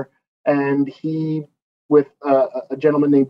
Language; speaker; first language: English; native; English